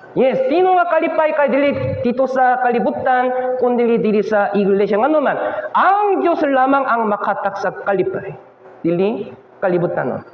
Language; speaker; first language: Cebuano; non-native, fluent; Korean